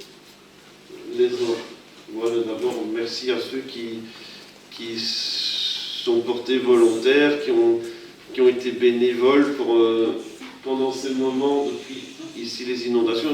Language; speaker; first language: French; native; French